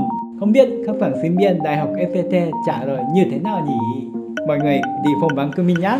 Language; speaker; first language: Vietnamese; non-native, fluent; Japanese